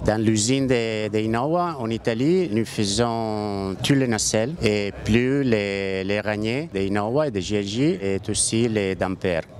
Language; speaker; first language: French; non-native, learner; Italian